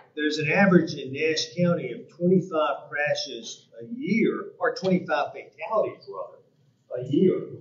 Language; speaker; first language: English; native; English